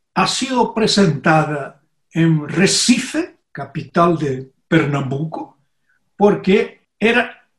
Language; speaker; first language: Spanish; non-native, fluent; Portuguese